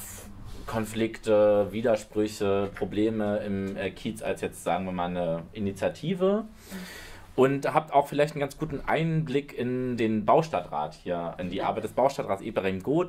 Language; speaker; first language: German; native; German